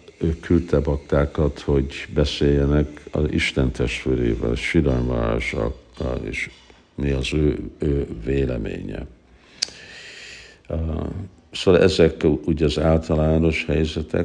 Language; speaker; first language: Hungarian; early bilingual, heritage; Hungarian